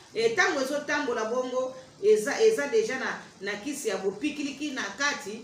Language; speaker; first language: Lingala; native; Lingala